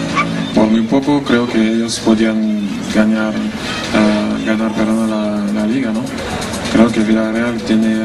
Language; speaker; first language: Spanish; non-native, fluent; French